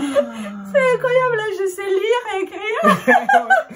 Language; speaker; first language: French; non-native, fluent; Italian